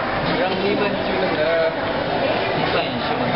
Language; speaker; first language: Chinese; non-native, learner; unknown